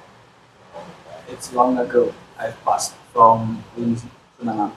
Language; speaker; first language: English; non-native, local second language; Indonesian